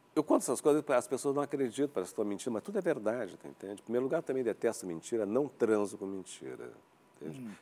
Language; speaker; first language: Portuguese; native; Portuguese